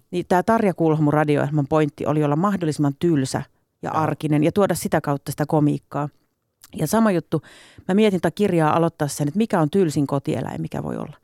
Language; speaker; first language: Finnish; native; Finnish